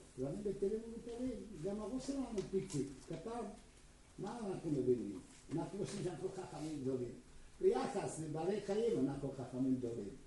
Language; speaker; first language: Hebrew; non-native, fluent; Czech